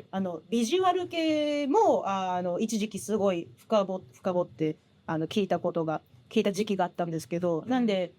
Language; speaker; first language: Japanese; native; Japanese